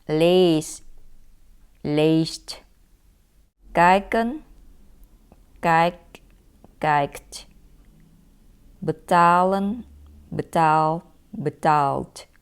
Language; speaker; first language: Dutch; non-native, fluent; Thai